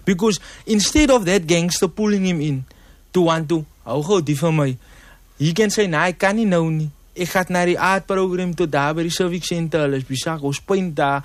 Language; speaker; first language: English; native; English